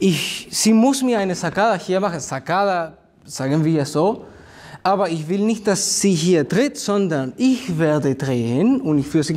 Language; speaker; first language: German; non-native, fluent; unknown